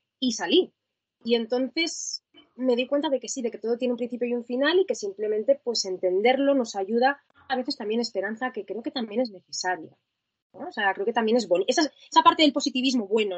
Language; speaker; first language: Spanish; native; Spanish